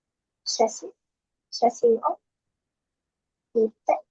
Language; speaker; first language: Japanese; non-native, learner; Indonesian